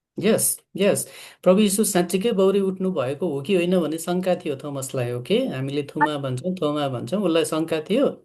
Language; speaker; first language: Nepali; native; Nepali